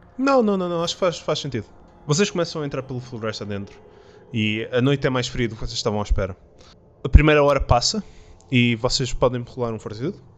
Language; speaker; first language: Portuguese; native; Portuguese